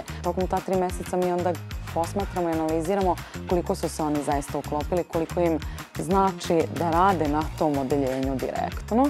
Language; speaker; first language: Bosnian; native; Bosnian